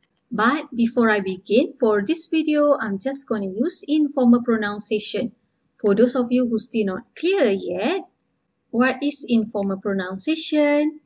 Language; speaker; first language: English; non-native, local second language; Malay